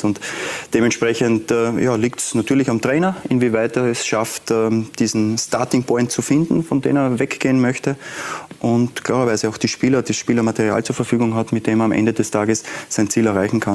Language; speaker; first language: German; native; German